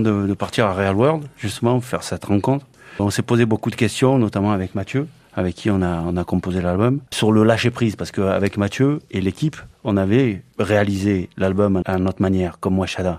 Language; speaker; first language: French; early bilingual, other home language; Arabic